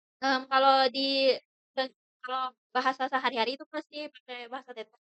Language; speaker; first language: Indonesian; non-native, fluent; Tetum